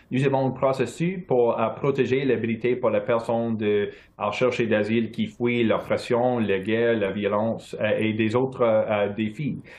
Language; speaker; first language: French; non-native, local second language; English